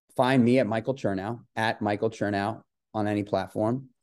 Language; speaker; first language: English; native; English